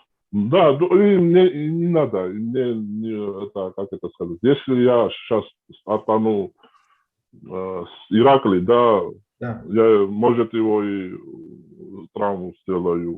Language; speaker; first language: Russian; non-native, fluent; Georgian